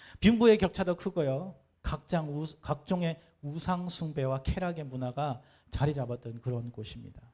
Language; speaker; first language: Korean; native; Korean